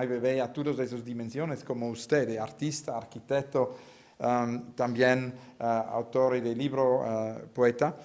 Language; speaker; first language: Spanish; non-native, learner; Italian